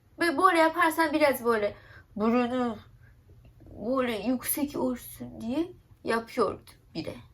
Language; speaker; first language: Turkish; non-native, learner; Japanese